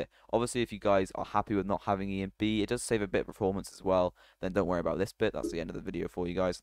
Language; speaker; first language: English; native; English